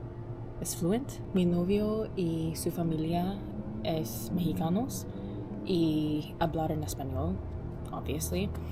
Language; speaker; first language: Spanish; non-native, learner; English